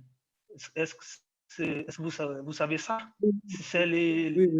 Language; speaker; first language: French; non-native, learner; Portuguese